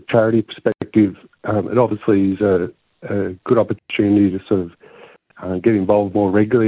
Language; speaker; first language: English; native; English